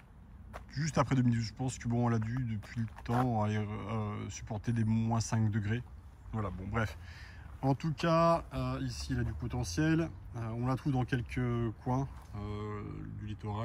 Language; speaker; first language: French; native; French